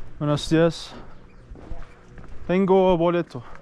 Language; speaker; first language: Spanish; non-native, learner; Turkish